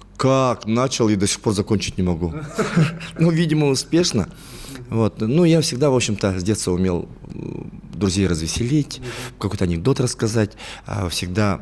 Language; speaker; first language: Russian; non-native, local second language; Yakut